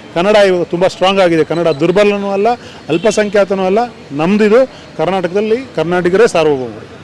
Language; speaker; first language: Kannada; native; Kannada